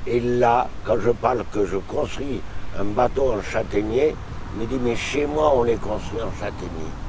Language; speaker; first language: French; native; French